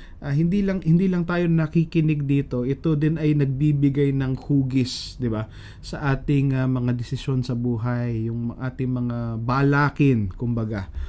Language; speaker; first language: Filipino; native; Filipino